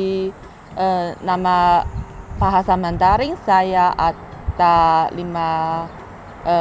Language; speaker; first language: Indonesian; non-native, learner; Chinese